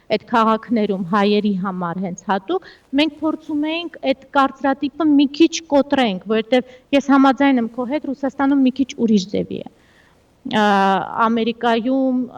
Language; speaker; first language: Armenian; early bilingual, heritage; Armenian